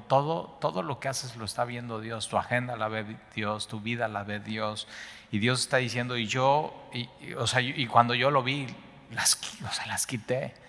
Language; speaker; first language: Spanish; native; Spanish